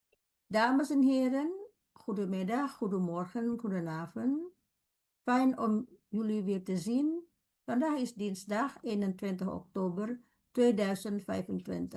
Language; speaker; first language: Dutch; non-native, fluent; Indonesian